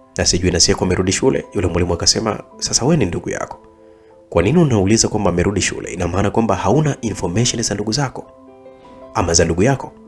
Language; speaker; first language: Swahili; native; Swahili